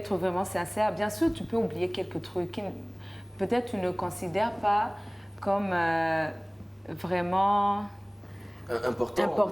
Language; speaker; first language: French; non-native, local second language; Rundi